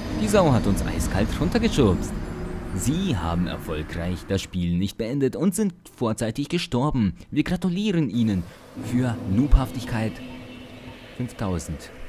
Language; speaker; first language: German; early bilingual, other home language; Ukrainian